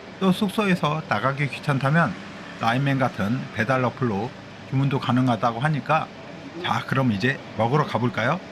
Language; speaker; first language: Korean; native; Korean